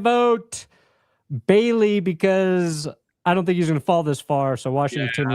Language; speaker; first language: English; native; English